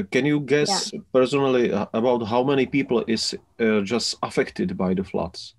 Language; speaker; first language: English; non-native, learner; Czech